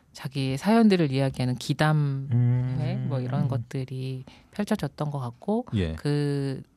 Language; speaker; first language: Korean; native; Korean